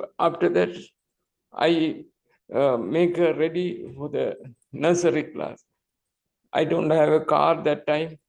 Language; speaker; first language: English; non-native, local second language; Tamil